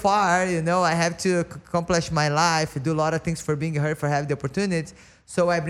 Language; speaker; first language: English; non-native, learner; Portuguese